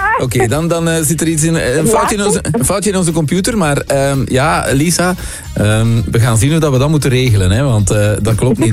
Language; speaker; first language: Dutch; native; Dutch